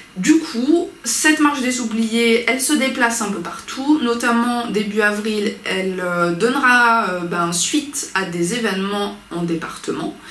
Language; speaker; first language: French; native; French